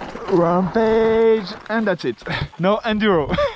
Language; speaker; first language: English; non-native, fluent; French